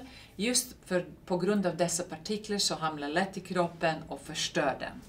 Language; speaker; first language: Swedish; non-native, fluent; Serbian